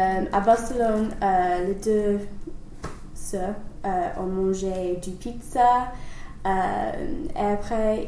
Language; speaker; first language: French; non-native, learner; English